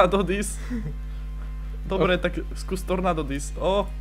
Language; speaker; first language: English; non-native, learner; Slovak